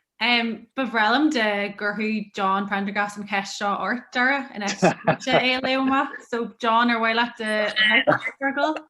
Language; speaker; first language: Irish; native; Irish